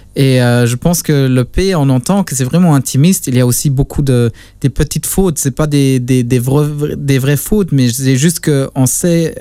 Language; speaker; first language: French; non-native, local second language; Luxembourgish